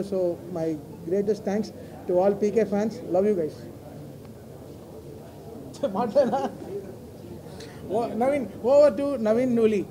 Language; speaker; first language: Telugu; native; Telugu